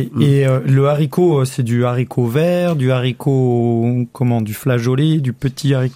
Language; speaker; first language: French; native; French